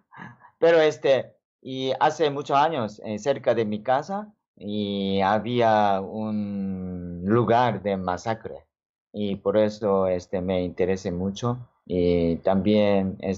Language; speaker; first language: Spanish; non-native, learner; Korean